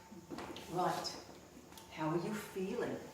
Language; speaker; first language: English; native; English